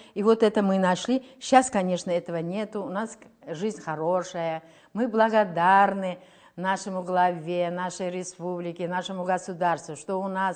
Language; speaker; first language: Russian; non-native, local second language; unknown